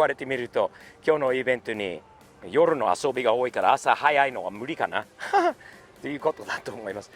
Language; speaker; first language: Japanese; non-native, fluent; English